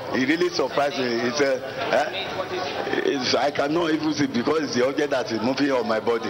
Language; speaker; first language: English; non-native, local second language; Yoruba